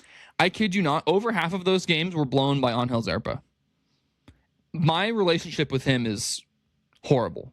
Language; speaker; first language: English; native; English